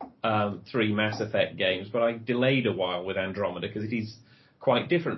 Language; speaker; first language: English; native; English